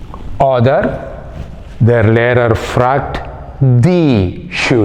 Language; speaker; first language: German; non-native, fluent; Malayalam